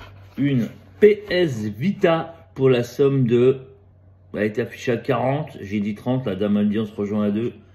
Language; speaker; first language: French; native; French